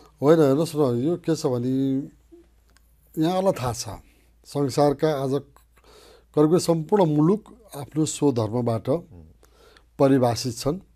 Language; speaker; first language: Nepali; native; Nepali